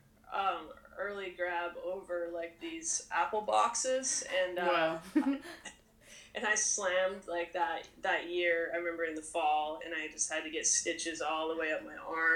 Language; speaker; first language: English; native; English